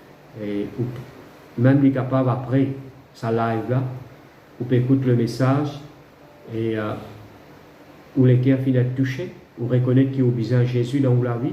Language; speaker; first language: French; non-native, local second language; Morisyen